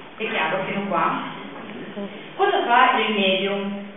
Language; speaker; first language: Italian; non-native, fluent; Russian